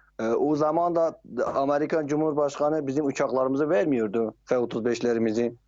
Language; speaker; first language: Turkish; non-native, local second language; Kurdish